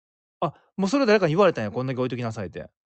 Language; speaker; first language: Japanese; native; Japanese